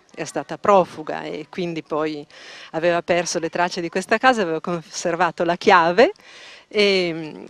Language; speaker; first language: Italian; native; Italian